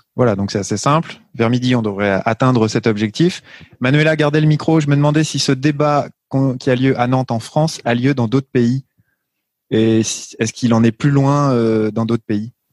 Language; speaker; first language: French; native; French